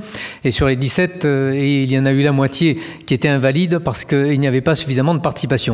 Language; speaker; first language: French; native; French